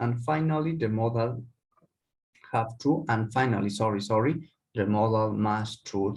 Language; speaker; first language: English; non-native, learner; Spanish